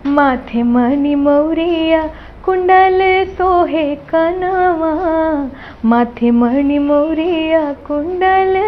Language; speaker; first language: Hindi; native; Hindi